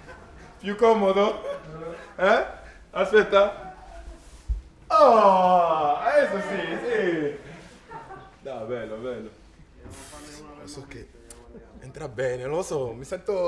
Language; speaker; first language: Italian; non-native, fluent; French